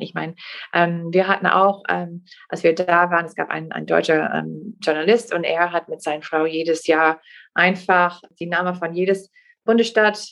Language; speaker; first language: German; non-native, fluent; English